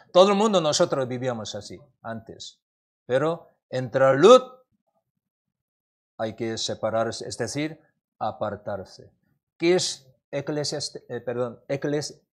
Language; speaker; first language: Spanish; non-native, learner; Korean